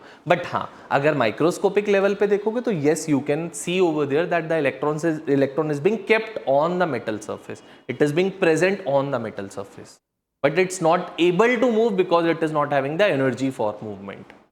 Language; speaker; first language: Hindi; native; Hindi